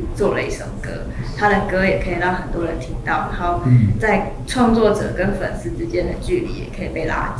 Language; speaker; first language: Chinese; native; Chinese